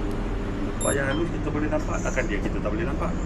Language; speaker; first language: Malay; native; Malay